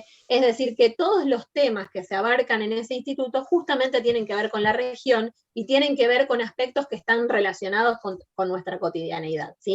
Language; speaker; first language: Spanish; native; Spanish